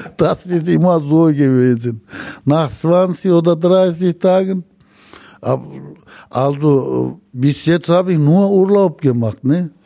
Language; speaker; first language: German; non-native, learner; Turkish